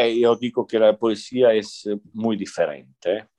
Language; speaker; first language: Spanish; non-native, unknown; Italian